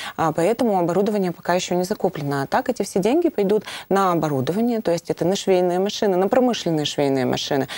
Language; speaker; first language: Russian; native; Russian